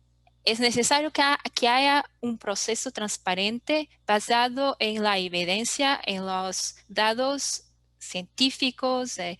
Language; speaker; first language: Spanish; non-native, fluent; Portuguese